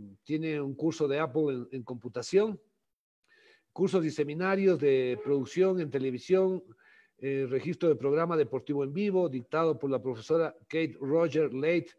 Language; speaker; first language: Spanish; native; Spanish